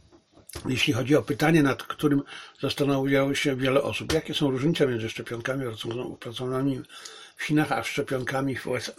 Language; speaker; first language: Polish; native; Polish